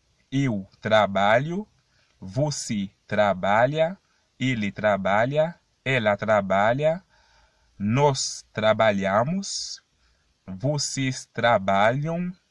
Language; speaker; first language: Portuguese; non-native, fluent; Haitian Creole